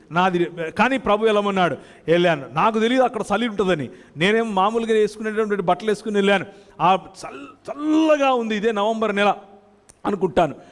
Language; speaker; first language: Telugu; native; Telugu